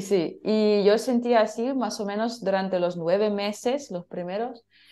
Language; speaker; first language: Spanish; non-native, fluent; Russian